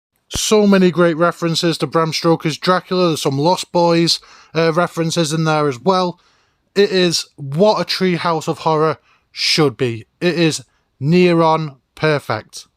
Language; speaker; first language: English; native; English